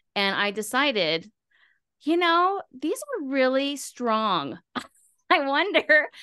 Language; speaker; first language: English; native; English